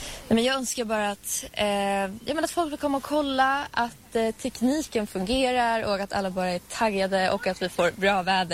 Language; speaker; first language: Swedish; native; Swedish